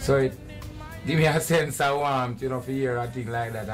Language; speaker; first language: English; non-native, local second language; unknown